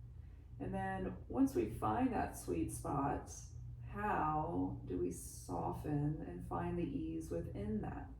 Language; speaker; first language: English; native; English